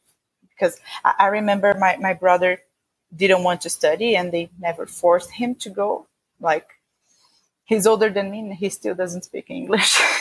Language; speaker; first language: English; non-native, fluent; Portuguese